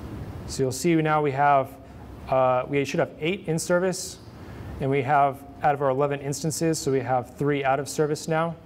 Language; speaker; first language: English; native; English